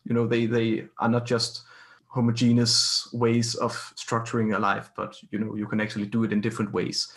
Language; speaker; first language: English; non-native, fluent; Danish